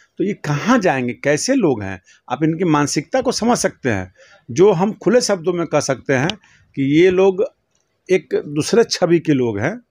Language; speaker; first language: Hindi; native; Hindi